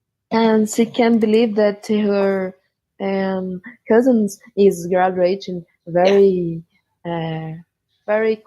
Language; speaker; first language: English; non-native, learner; Portuguese